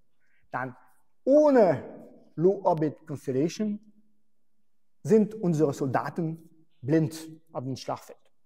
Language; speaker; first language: German; non-native, fluent; French